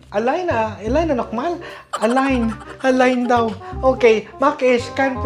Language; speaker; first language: German; non-native, learner; Filipino